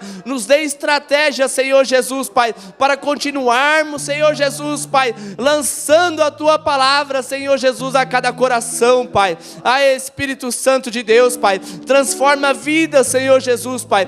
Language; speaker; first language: Portuguese; native; Portuguese